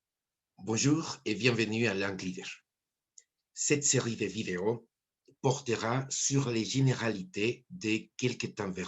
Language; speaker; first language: French; non-native, fluent; Spanish